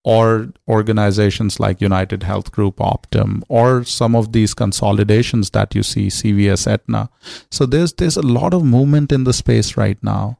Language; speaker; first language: English; non-native, local second language; Hindi